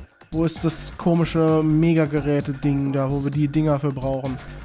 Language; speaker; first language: German; native; German